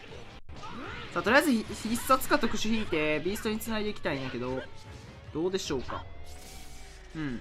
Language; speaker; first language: Japanese; native; Japanese